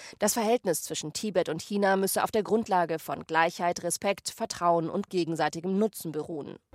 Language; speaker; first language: German; native; German